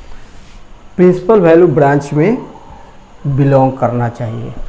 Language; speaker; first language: Hindi; native; Hindi